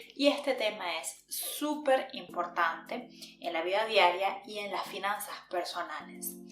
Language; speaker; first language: Spanish; native; Spanish